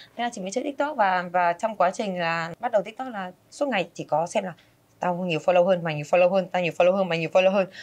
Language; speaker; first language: Vietnamese; early bilingual, other home language; Spanish